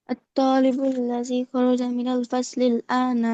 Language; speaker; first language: Arabic; non-native, learner; Bangla